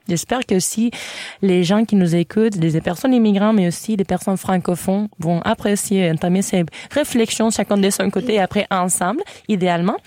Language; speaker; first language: French; non-native, fluent; Spanish